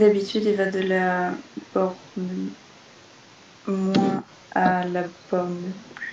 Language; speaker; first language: French; native; French